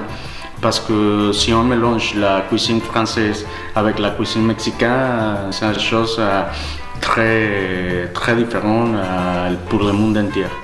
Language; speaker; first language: French; non-native, learner; Spanish